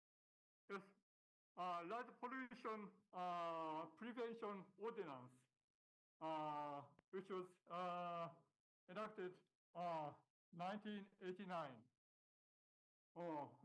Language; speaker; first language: English; non-native, learner; Japanese